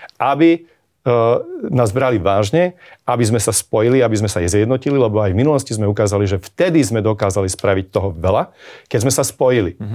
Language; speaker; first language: Slovak; non-native, local second language; Hungarian